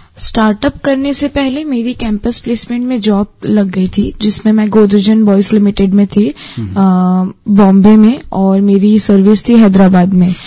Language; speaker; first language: Hindi; native; Hindi